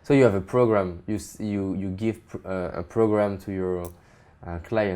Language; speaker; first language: English; non-native, fluent; French